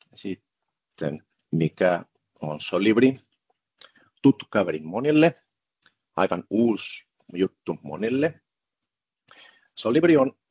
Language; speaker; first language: Finnish; non-native, fluent; Spanish